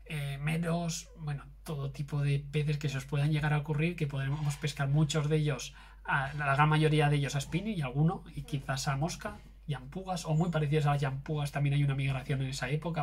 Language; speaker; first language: Spanish; native; Spanish